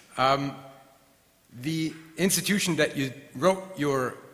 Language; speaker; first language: English; non-native, fluent; German